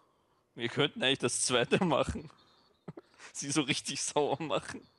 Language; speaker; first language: German; native; German